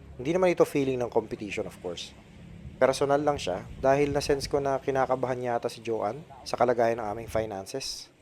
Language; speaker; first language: Filipino; native; Filipino